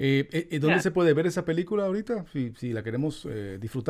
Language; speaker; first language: Spanish; native; Spanish